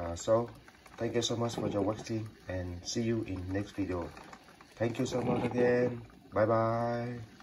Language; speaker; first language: English; non-native, learner; Vietnamese